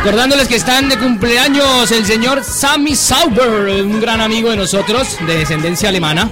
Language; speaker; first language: Spanish; native; Spanish